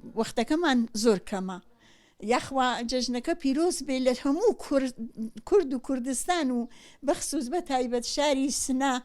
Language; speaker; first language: Central Kurdish; native; Central Kurdish